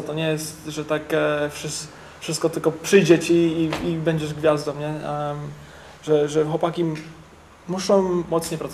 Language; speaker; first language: Polish; early bilingual, heritage; English